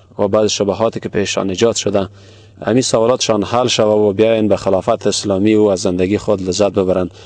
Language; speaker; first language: Persian; native; Persian